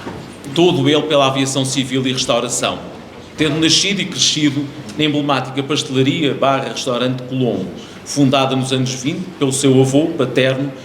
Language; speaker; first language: Portuguese; native; Portuguese